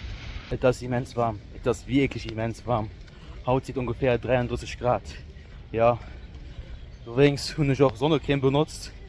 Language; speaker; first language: German; non-native, local second language; Luxembourgish